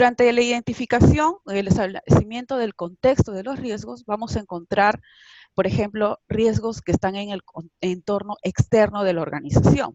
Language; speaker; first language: Spanish; native; Spanish